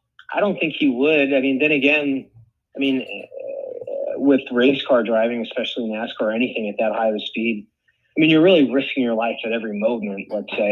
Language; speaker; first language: English; native; English